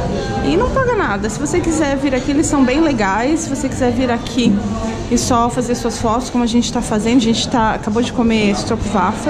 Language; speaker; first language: Portuguese; native; Portuguese